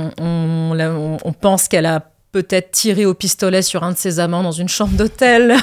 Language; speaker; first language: French; early bilingual, other home language; Arabic